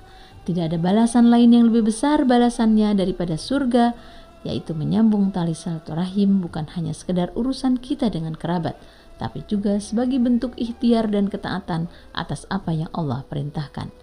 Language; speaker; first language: Indonesian; native; Indonesian